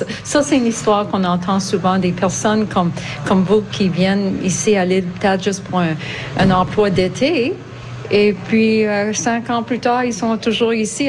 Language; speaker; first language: French; native; French